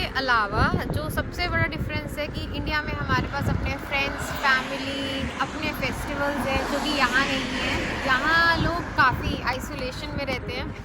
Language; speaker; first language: Hindi; native; Hindi